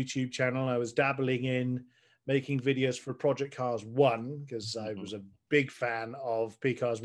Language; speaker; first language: English; native; English